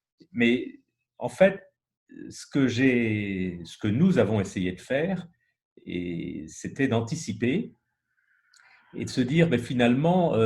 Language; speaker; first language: French; native; French